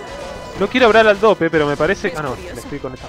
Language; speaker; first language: Spanish; native; Spanish